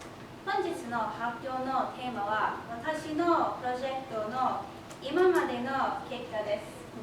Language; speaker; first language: Japanese; non-native, fluent; English